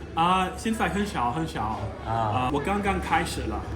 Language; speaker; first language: Chinese; non-native, learner; English